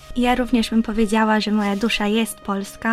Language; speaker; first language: Polish; early bilingual, heritage; Polish